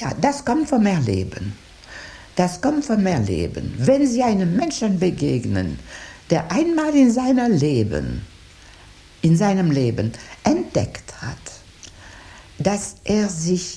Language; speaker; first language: German; non-native, fluent; French